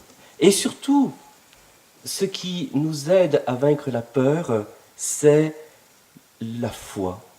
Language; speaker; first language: French; native; French